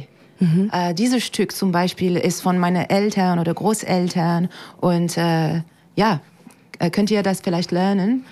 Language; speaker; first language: German; non-native, fluent; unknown